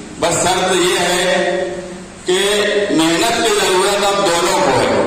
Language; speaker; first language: Urdu; native; Urdu